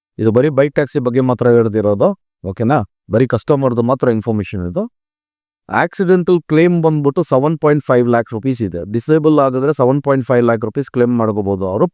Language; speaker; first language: Kannada; non-native, local second language; Tamil